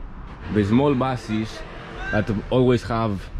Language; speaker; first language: English; non-native, fluent; Greek